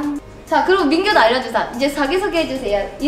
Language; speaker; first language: Russian; non-native, fluent; Korean